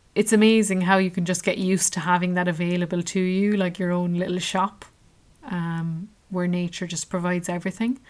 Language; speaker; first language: English; native; English